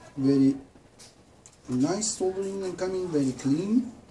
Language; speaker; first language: English; non-native, learner; Persian